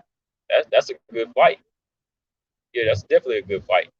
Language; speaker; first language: English; native; English